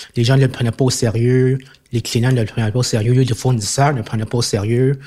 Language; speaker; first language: French; early bilingual, other home language; Chinese